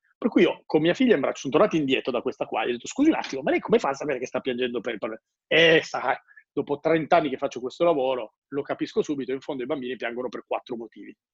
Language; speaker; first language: Italian; native; Italian